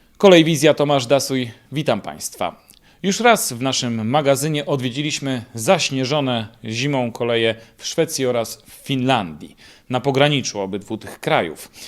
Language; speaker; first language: Polish; native; Polish